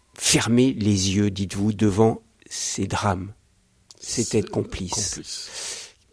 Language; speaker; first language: French; native; French